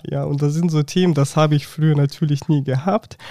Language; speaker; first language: German; non-native, fluent; Russian